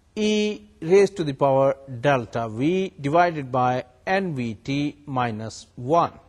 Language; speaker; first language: English; non-native, local second language; Urdu